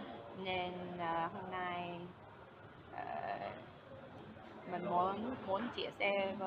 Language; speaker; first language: Vietnamese; non-native, fluent; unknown